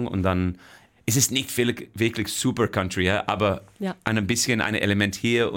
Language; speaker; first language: German; non-native, fluent; Dutch